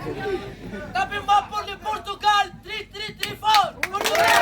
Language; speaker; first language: French; non-native, local second language; Arabic